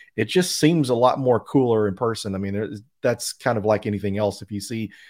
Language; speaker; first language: English; native; English